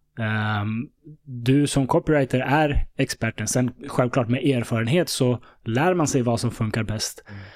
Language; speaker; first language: Swedish; early bilingual, other home language; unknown